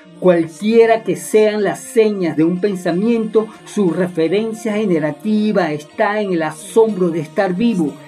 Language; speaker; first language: Spanish; native; Spanish